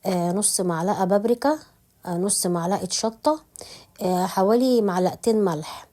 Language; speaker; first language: Arabic; native; Arabic